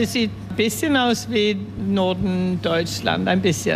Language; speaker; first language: German; early bilingual, heritage; Swedish